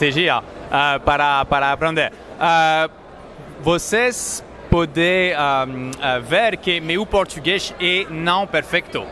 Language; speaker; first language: Portuguese; non-native, learner; French